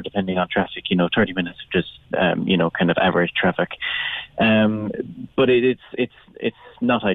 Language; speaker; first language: English; native; English